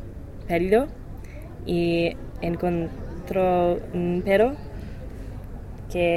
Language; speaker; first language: Spanish; non-native, learner; English